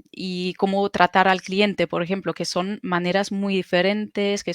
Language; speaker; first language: Spanish; non-native, fluent; German